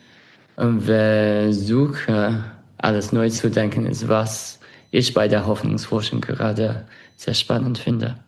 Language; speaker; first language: German; non-native, fluent; English